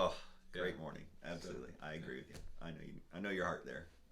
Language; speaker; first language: English; native; English